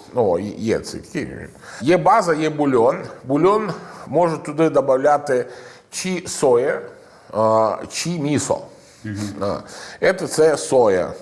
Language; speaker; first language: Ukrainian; non-native, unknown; Italian